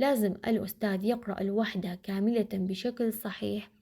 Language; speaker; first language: Arabic; native; Arabic